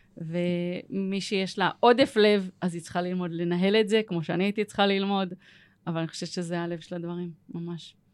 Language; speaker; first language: Hebrew; native; Hebrew